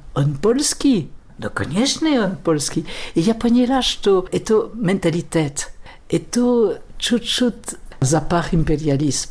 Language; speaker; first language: Russian; non-native, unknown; French